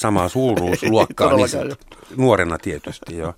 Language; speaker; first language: Finnish; non-native, fluent; German